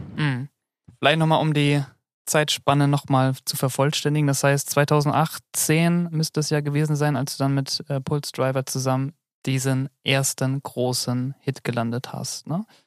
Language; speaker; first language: German; native; German